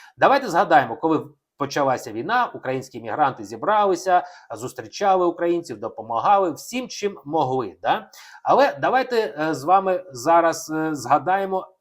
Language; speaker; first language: Ukrainian; non-native, local second language; Russian